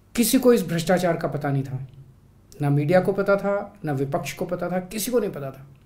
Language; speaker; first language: Hindi; native; Hindi